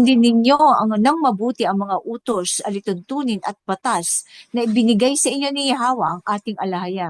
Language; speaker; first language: Filipino; native; Filipino